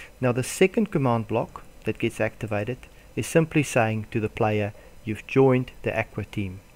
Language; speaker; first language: English; non-native, local second language; Afrikaans